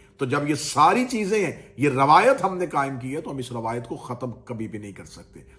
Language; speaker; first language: Urdu; non-native, local second language; Punjabi